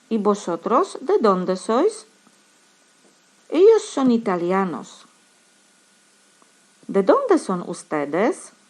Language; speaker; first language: Spanish; non-native, fluent; Polish